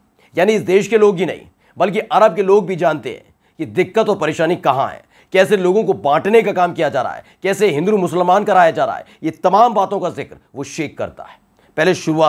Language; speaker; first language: Hindi; native; Hindi